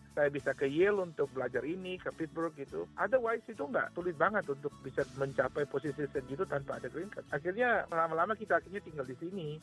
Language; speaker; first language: Indonesian; native; Indonesian